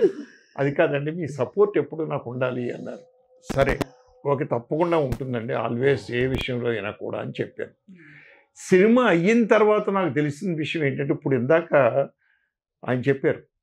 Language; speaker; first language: Telugu; native; Telugu